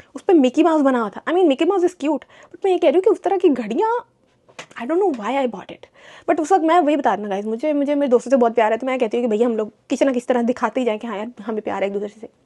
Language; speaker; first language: Urdu; native; Urdu